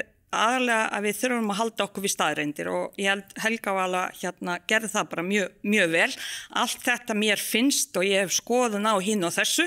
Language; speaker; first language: Icelandic; non-native, fluent; Bosnian